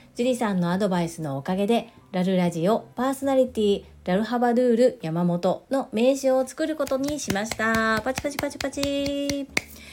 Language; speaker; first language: Japanese; native; Japanese